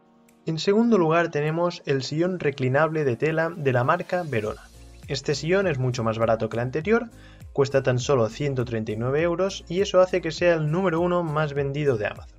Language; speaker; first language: Spanish; native; Spanish